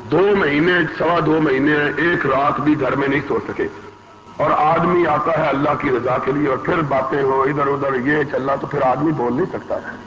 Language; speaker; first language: Urdu; non-native, local second language; Punjabi